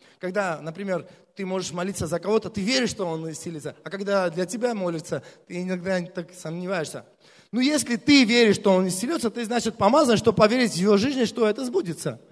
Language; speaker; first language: Russian; non-native, local second language; Armenian